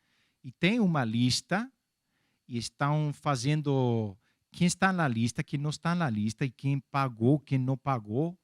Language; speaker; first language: Portuguese; non-native, fluent; English